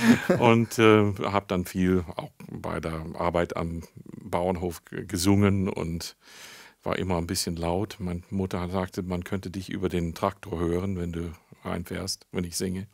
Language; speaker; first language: German; non-native, fluent; English